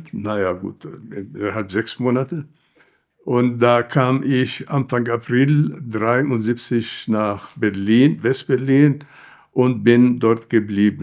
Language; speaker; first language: German; non-native, fluent; Arabic